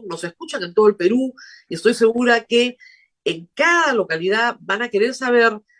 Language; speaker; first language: Spanish; native; Spanish